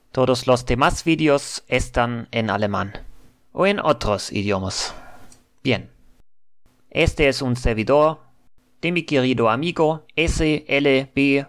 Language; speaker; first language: Spanish; non-native, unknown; German